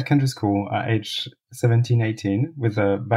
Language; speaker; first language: English; non-native, fluent; French